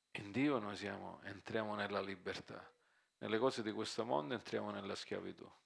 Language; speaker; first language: Italian; early bilingual, heritage; Italian